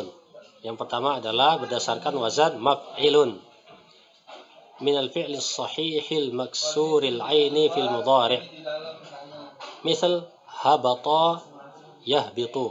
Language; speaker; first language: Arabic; non-native, fluent; Indonesian